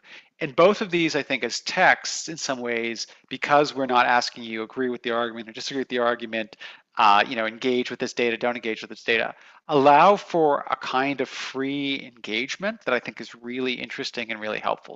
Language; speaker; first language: English; native; English